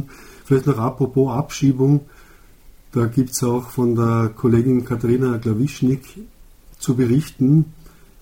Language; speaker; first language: German; native; German